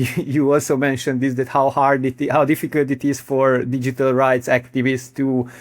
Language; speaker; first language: English; non-native, fluent; Hungarian